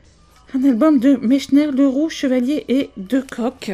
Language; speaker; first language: French; native; French